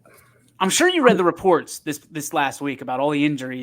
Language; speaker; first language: English; native; English